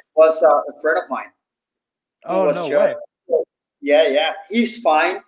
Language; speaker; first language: English; non-native, fluent; Spanish